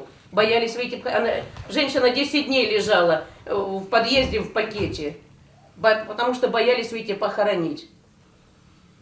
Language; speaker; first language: Russian; native; Russian